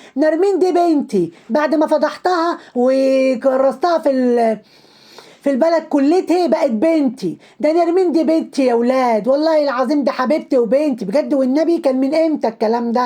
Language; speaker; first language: Arabic; native; Arabic